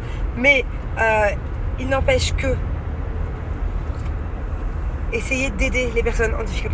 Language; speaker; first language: French; native; French